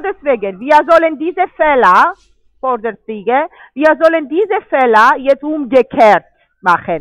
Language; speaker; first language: German; non-native, fluent; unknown